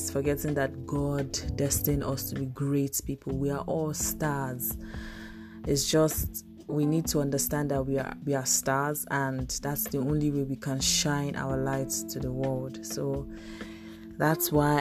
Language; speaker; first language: English; non-native, local second language; Igbo